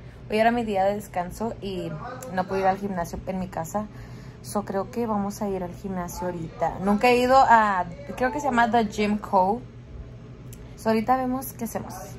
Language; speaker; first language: Spanish; early bilingual, heritage; Spanish